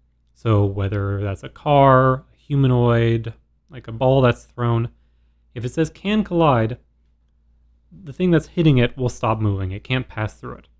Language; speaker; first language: English; native; English